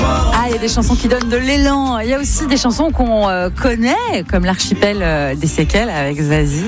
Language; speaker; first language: French; native; French